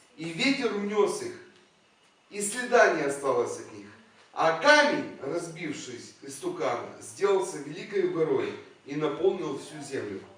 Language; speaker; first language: Russian; non-native, local second language; Ukrainian